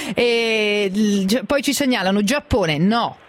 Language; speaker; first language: Italian; native; Italian